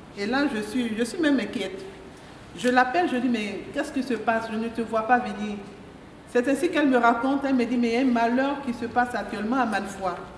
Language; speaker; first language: French; non-native, local second language; Mandingo